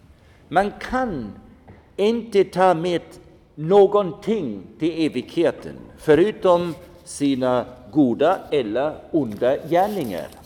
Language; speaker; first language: Swedish; non-native, fluent; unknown